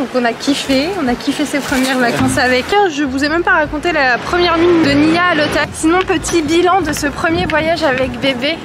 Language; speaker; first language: French; native; French